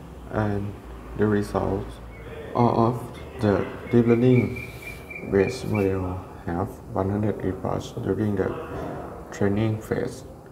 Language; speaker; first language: English; non-native, fluent; Thai